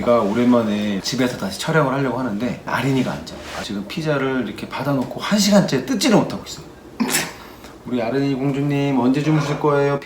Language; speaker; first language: Korean; native; Korean